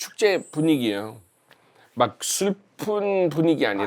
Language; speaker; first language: Korean; non-native, fluent; English